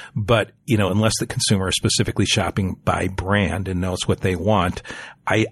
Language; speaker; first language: English; native; English